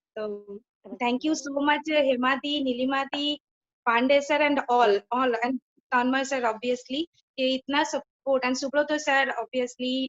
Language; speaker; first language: Hindi; non-native, local second language; Bangla